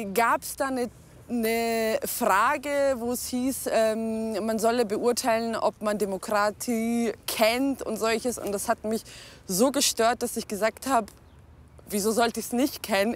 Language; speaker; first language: German; early bilingual, other home language; Bosnian